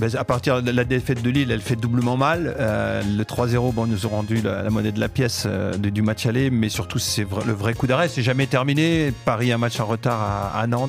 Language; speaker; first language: French; native; French